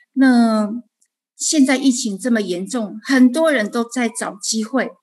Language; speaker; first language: Chinese; native; Chinese